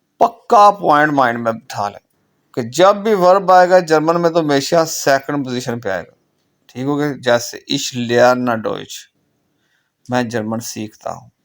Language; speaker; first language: Urdu; non-native, local second language; Punjabi